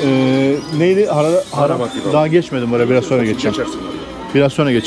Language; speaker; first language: Turkish; native; Turkish